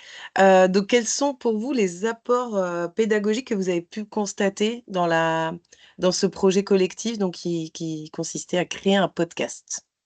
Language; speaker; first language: French; native; French